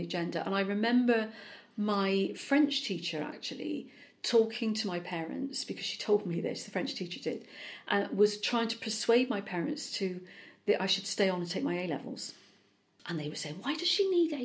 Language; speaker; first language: English; native; English